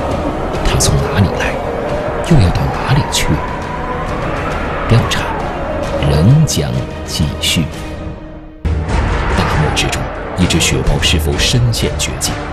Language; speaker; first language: Chinese; native; Chinese